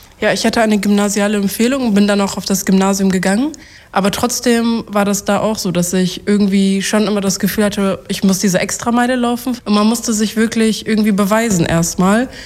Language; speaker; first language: German; early bilingual, other home language; Kurdish